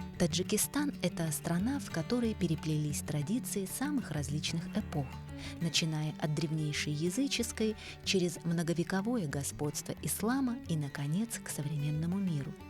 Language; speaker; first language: Russian; native; Russian